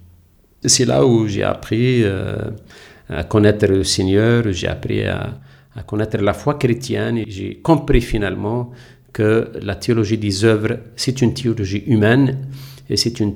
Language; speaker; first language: French; non-native, local second language; Arabic